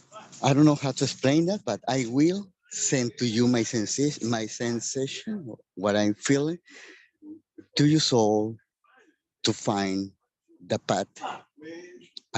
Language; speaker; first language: English; non-native, learner; Spanish